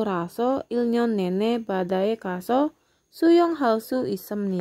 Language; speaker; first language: Korean; non-native, fluent; Indonesian